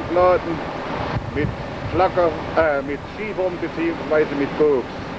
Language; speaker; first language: German; native; German